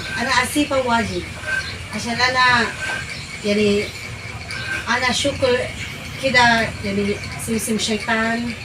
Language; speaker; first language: Arabic; non-native, learner; Filipino